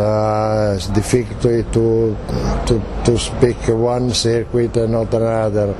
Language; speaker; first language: English; non-native, learner; Italian